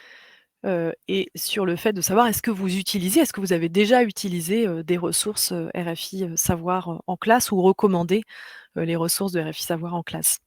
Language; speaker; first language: French; native; French